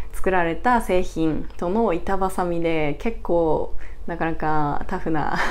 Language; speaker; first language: Japanese; native; Japanese